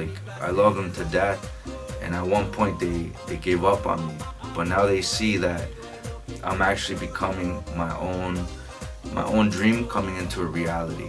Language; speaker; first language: English; early bilingual, other home language; Spanish